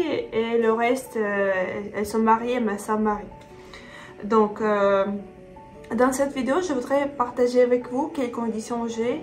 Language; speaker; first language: French; non-native, fluent; Russian